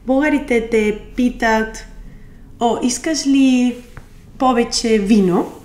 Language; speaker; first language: Bulgarian; non-native, learner; Spanish